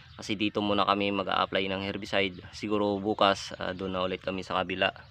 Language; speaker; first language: Filipino; non-native, local second language; Hiligaynon